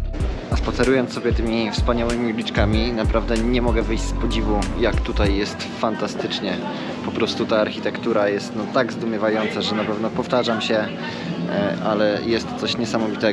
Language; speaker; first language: Polish; native; Polish